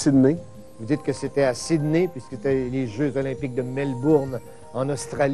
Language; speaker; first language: French; native; French